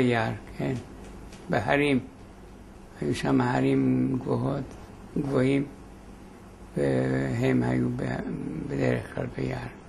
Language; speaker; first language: Hebrew; non-native, fluent; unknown